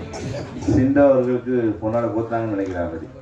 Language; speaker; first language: Tamil; native; Tamil